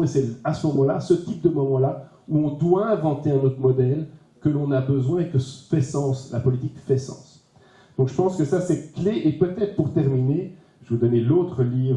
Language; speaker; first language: French; native; French